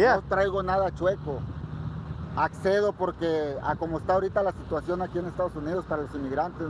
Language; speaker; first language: Spanish; native; Spanish